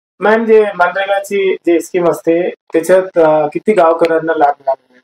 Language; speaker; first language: Marathi; non-native, local second language; Urdu